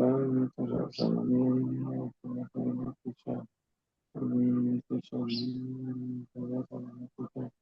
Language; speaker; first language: Arabic; non-native, learner; Bangla